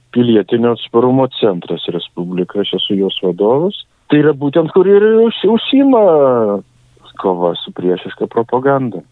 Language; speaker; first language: Lithuanian; native; Lithuanian